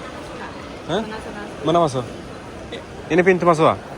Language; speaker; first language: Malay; non-native, learner; Bangla